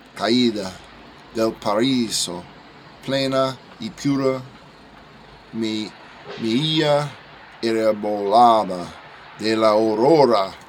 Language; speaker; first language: Spanish; non-native, learner; English